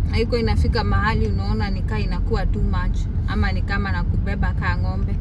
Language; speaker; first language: Swahili; native; Swahili